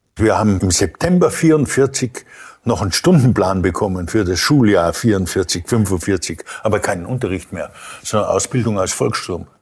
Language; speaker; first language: German; native; German